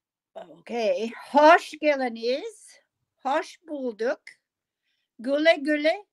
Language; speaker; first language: Turkish; non-native, learner; English